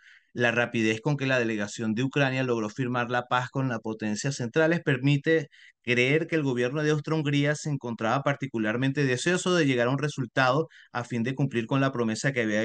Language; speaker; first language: Spanish; native; Spanish